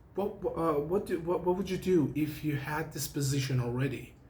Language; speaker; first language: English; non-native, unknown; Persian